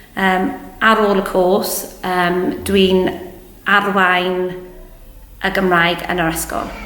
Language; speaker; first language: Welsh; non-native, local second language; English